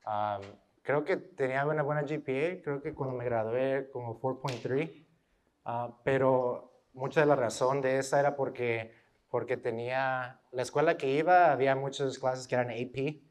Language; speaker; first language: Spanish; early bilingual, heritage; Spanish